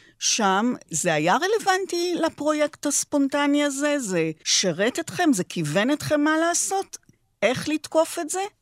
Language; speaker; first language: Hebrew; native; Hebrew